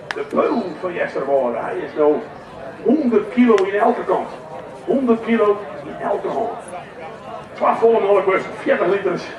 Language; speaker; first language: Dutch; native; Dutch